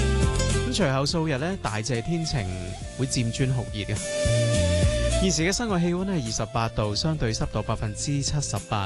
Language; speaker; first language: Chinese; non-native, local second language; Cantonese